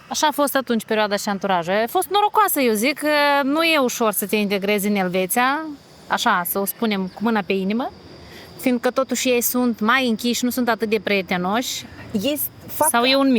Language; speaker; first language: Romanian; native; Romanian